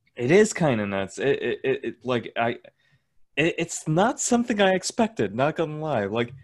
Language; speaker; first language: English; non-native, fluent; Turkish